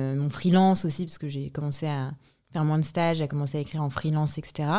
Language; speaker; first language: French; native; French